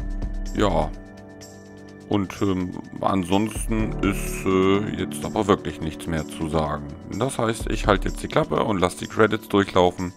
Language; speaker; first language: German; native; German